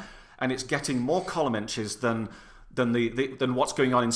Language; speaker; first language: English; native; English